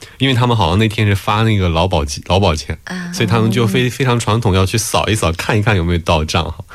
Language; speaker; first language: Chinese; native; Chinese